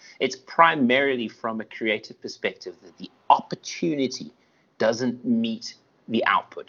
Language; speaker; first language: English; native; English